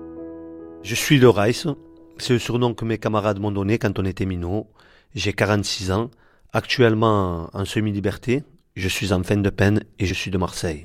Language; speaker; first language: French; native; French